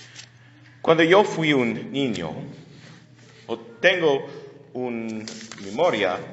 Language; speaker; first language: Spanish; non-native, learner; English